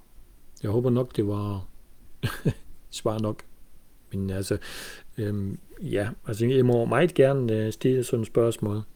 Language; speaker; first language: Danish; non-native, fluent; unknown